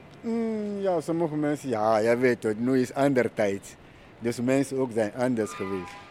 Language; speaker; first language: Dutch; non-native, learner; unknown